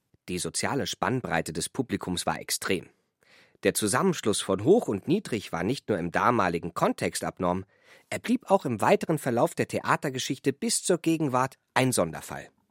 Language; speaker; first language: German; native; German